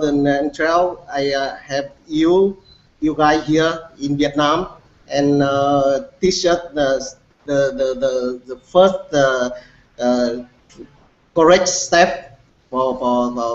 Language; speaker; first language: English; non-native, learner; Vietnamese